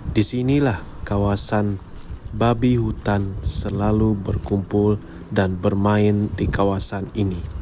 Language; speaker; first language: Malay; non-native, local second language; Iban